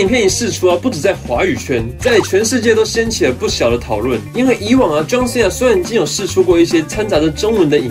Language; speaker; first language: Chinese; native; Chinese